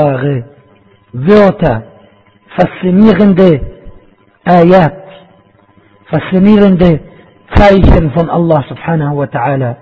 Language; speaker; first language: German; non-native, fluent; Arabic